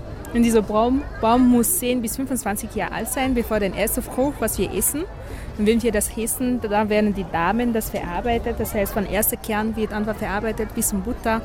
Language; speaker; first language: German; non-native, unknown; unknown